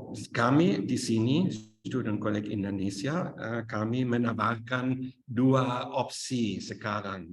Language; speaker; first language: Indonesian; non-native, fluent; German